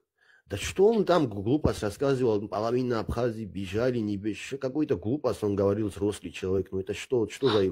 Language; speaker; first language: Russian; non-native, local second language; Abkhazian